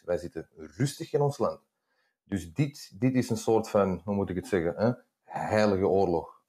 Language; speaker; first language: Dutch; early bilingual, other home language; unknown